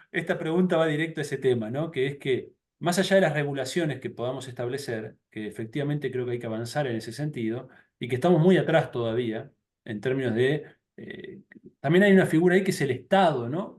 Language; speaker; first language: Spanish; native; Spanish